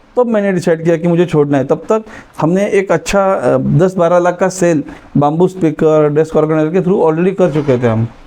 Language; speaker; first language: Hindi; non-native, local second language; Marathi